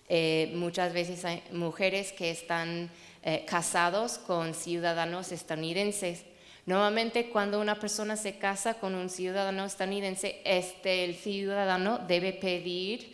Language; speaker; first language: Spanish; non-native, fluent; English